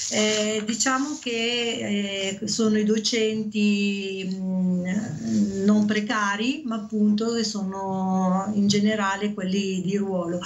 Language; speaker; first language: Italian; native; Italian